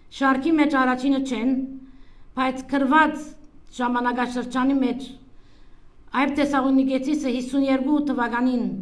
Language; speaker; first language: Armenian; native; Armenian